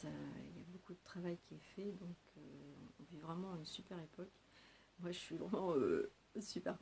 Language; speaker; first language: French; native; French